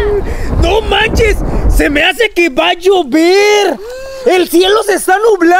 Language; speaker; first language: Spanish; native; Spanish